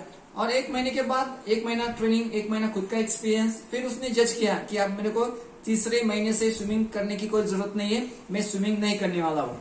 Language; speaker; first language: Hindi; non-native, local second language; Marathi